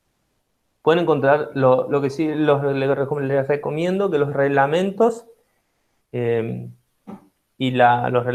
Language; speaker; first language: Spanish; native; Spanish